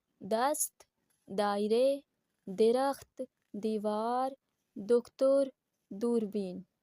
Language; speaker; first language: Persian; non-native, fluent; Urdu